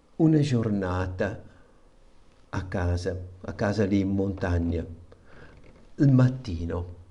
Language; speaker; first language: Italian; non-native, fluent; German